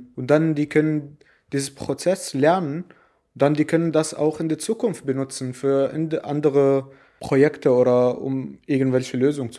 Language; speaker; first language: German; non-native, fluent; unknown